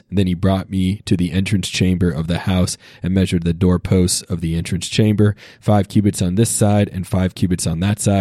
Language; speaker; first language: English; native; English